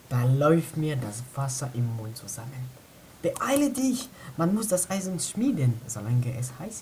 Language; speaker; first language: German; non-native, learner; French